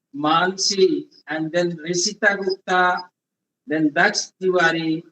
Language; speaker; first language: English; non-native, local second language; Hindi